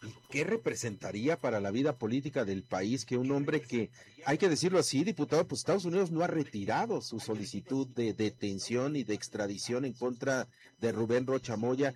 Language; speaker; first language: Spanish; native; Spanish